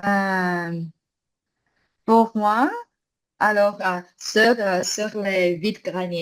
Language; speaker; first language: French; non-native, learner; English